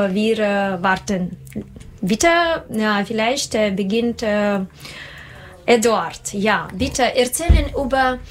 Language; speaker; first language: German; non-native, learner; Russian